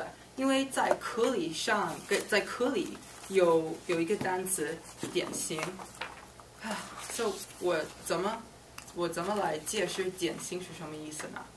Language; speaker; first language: Chinese; non-native, fluent; English